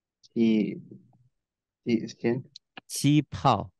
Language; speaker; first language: Chinese; non-native, fluent; Indonesian